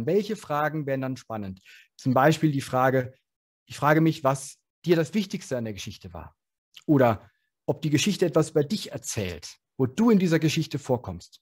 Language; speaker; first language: German; native; German